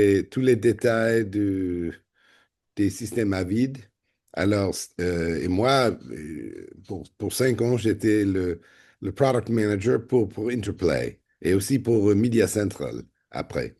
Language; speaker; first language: French; non-native, fluent; English